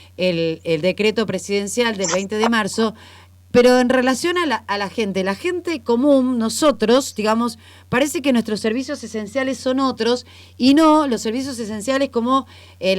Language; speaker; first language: Spanish; native; Spanish